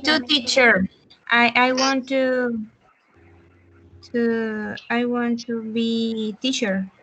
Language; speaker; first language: English; non-native, learner; Spanish